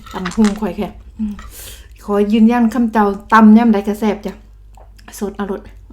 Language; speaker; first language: Thai; native; Thai